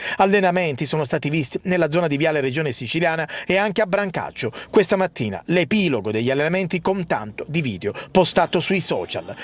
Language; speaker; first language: Italian; native; Italian